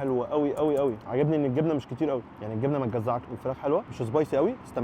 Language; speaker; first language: Arabic; native; Arabic